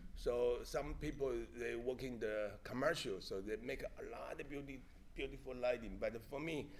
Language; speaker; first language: English; non-native, learner; Chinese